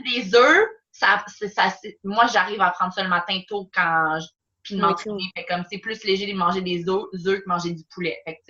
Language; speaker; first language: French; native; French